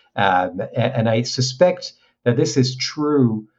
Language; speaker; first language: English; non-native, fluent; French